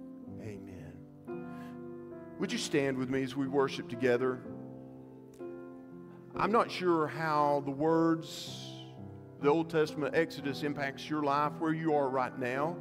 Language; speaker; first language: English; native; English